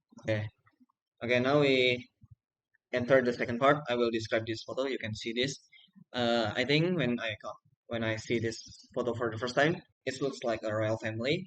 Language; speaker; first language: English; non-native, learner; Indonesian